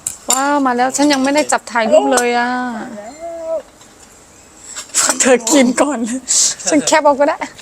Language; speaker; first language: Thai; non-native, fluent; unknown